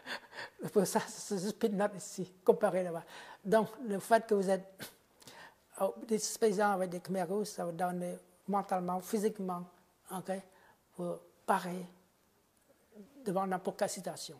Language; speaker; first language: French; non-native, fluent; Khmer